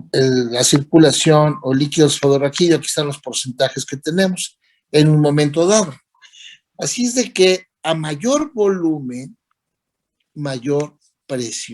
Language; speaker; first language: Spanish; native; Spanish